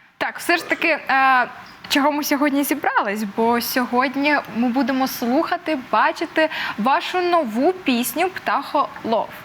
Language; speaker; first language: Ukrainian; native; Ukrainian